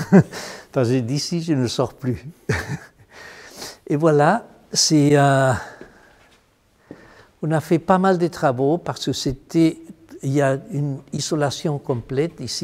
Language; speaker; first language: French; non-native, fluent; Spanish